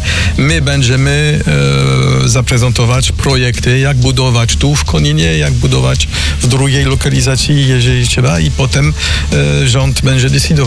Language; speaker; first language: Polish; non-native, fluent; French